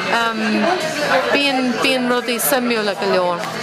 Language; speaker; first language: Irish; non-native, fluent; German